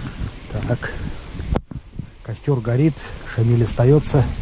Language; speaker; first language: Russian; native; Russian